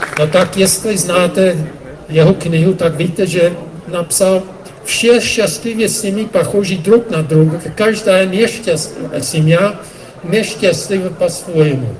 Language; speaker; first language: Czech; non-native, fluent; English